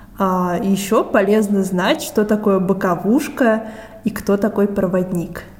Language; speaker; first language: Russian; native; Russian